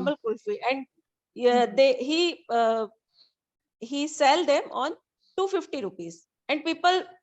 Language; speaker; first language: English; non-native, learner; Hindi